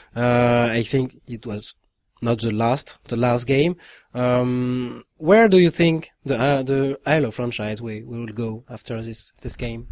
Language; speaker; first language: English; non-native, learner; French